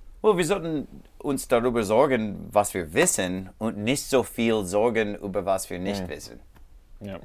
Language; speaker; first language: German; non-native, learner; English